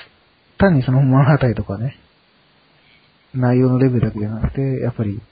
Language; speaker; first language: Japanese; native; Japanese